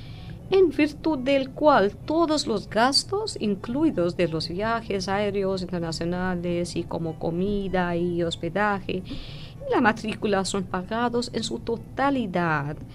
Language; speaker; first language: Spanish; non-native, fluent; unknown